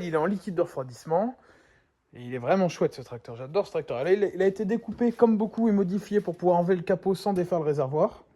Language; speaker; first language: French; native; French